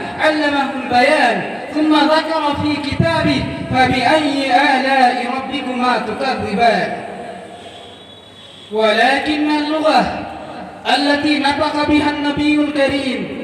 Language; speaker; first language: Arabic; non-native, learner; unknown